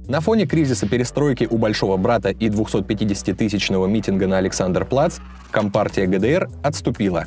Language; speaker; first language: Russian; native; Russian